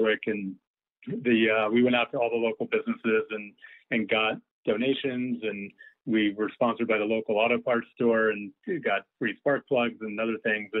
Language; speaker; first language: English; native; English